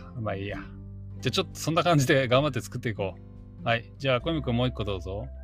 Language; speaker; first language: Japanese; native; Japanese